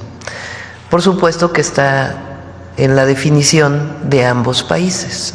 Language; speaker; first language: Spanish; native; Spanish